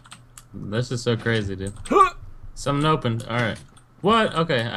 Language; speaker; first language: English; native; English